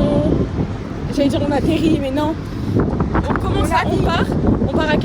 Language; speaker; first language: French; native; French